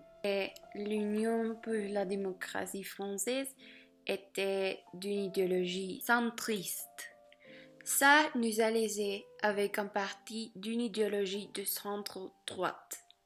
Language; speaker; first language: French; non-native, learner; Spanish